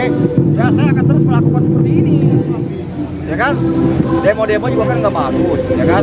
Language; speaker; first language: Indonesian; native; Indonesian